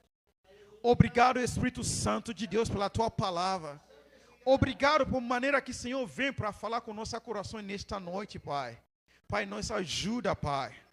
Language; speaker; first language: Portuguese; non-native, learner; Yoruba